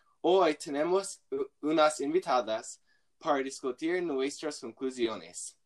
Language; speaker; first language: Spanish; non-native, learner; English